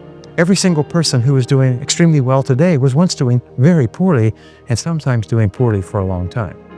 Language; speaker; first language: English; native; English